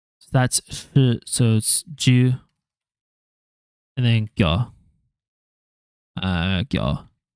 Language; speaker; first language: English; native; English